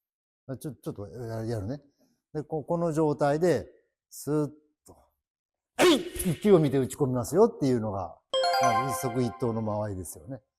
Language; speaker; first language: Japanese; native; Japanese